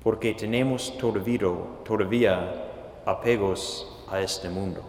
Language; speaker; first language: Spanish; non-native, fluent; English